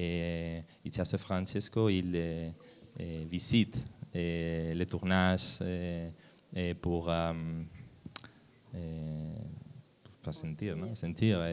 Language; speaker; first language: French; non-native, learner; Spanish